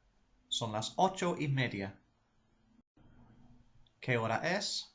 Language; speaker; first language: Spanish; non-native, fluent; English